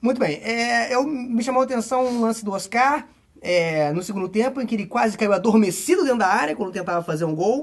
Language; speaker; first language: Portuguese; native; Portuguese